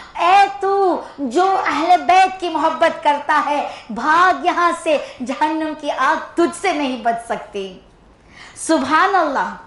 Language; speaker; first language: Urdu; early bilingual, heritage; Urdu